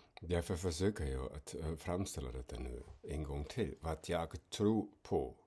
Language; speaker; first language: Swedish; non-native, fluent; German